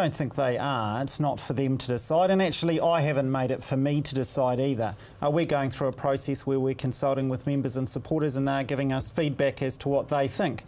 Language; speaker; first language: English; native; English